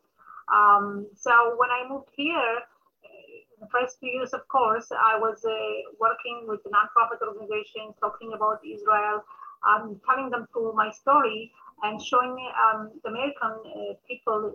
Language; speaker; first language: English; non-native, fluent; Amharic